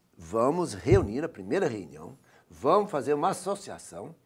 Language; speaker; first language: Portuguese; non-native, fluent; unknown